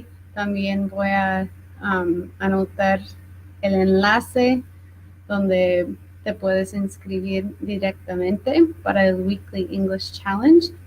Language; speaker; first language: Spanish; non-native, fluent; English